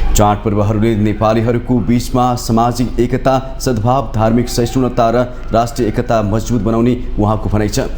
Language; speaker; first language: Nepali; native; Nepali